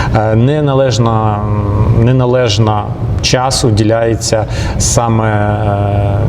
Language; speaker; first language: Ukrainian; non-native, local second language; Russian